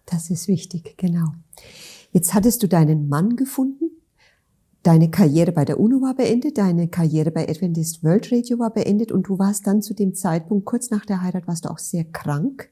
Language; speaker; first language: German; native; German